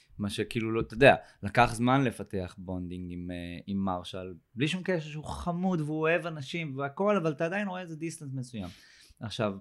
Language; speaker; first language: Hebrew; native; Hebrew